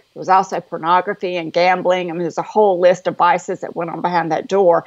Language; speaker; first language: English; native; English